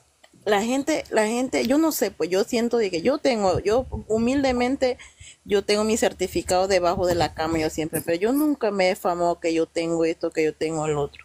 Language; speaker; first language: Spanish; non-native, local second language; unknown